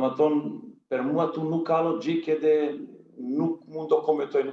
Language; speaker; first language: Albanian; non-native, fluent; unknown